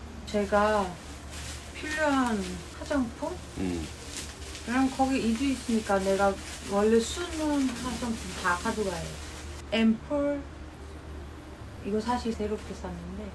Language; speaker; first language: Korean; non-native, fluent; German